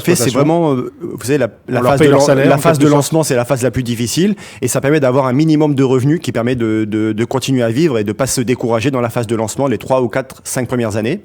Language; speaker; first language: French; native; French